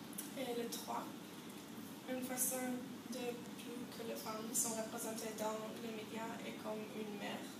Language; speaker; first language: French; non-native, learner; English